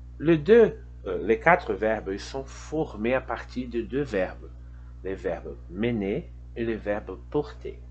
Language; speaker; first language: French; non-native, fluent; Portuguese